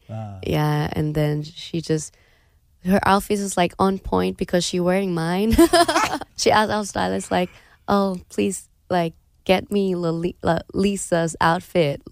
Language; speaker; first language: English; non-native, fluent; Thai